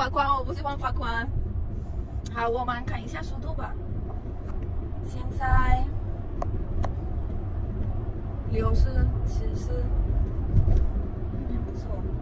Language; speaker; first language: Chinese; non-native, learner; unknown